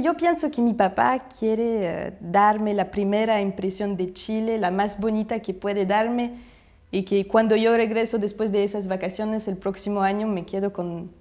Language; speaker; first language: Spanish; non-native, fluent; Russian